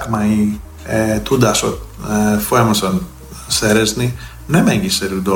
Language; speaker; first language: Hungarian; non-native, fluent; Greek